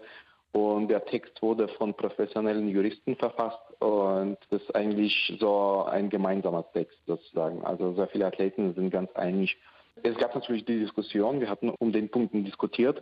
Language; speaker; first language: German; non-native, fluent; Russian